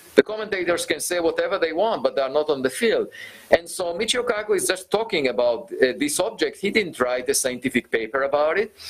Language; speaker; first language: English; non-native, fluent; Hebrew